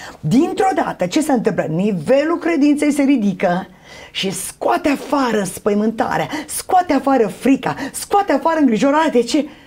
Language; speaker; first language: Romanian; native; Romanian